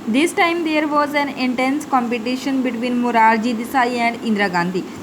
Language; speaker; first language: English; non-native, local second language; Punjabi